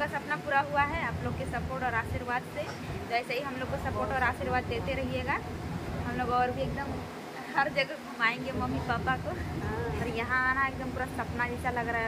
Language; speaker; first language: Hindi; native; Hindi